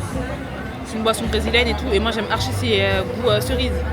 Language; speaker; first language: French; native; French